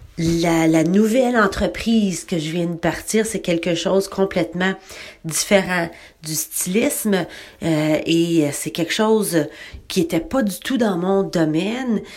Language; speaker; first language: French; native; French